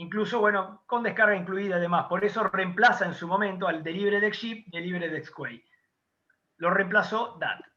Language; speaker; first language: Spanish; native; Spanish